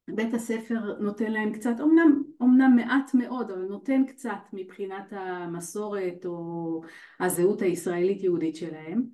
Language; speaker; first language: Hebrew; native; Hebrew